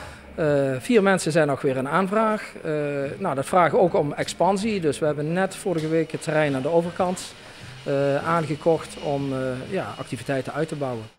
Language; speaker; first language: Dutch; native; Dutch